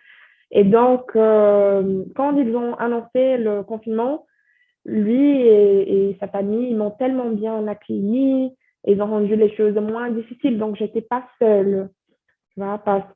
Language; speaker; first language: French; non-native, fluent; Portuguese